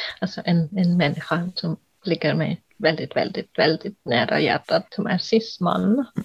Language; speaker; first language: Swedish; non-native, fluent; German